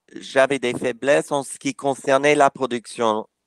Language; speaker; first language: French; non-native, fluent; English